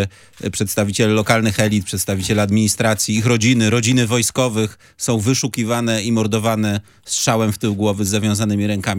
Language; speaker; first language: Polish; native; Polish